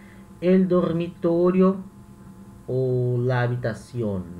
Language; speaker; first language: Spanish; non-native, fluent; Portuguese